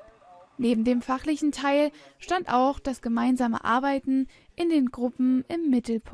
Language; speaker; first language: German; native; German